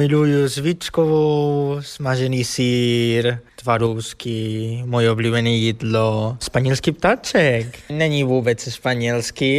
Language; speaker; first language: Czech; non-native, learner; Spanish